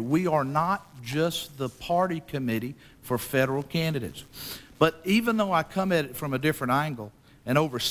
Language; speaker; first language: English; native; English